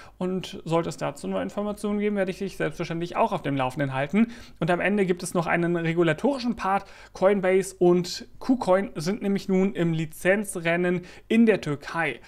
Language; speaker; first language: German; native; German